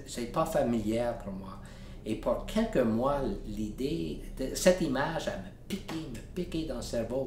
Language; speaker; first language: French; non-native, local second language; English